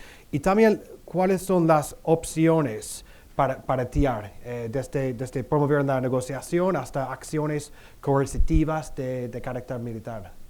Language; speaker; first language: Spanish; non-native, fluent; English